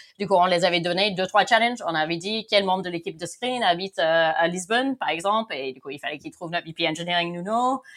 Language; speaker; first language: French; non-native, fluent; English